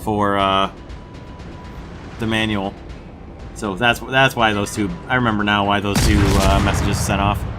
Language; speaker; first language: English; native; English